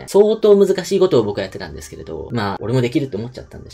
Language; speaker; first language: Japanese; native; Japanese